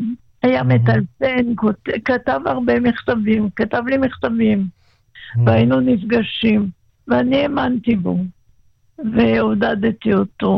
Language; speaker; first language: Hebrew; non-native, local second language; German